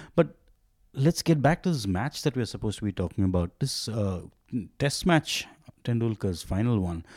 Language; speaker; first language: English; non-native, local second language; Tamil